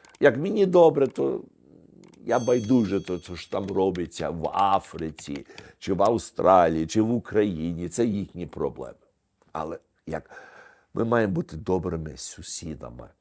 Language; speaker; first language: Ukrainian; early bilingual, heritage; Ukrainian